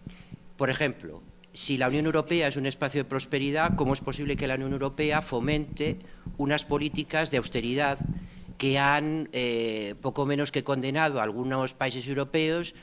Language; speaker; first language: Spanish; native; Spanish